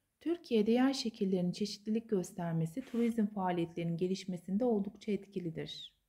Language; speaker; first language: Turkish; native; Turkish